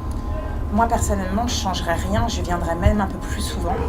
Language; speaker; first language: French; native; French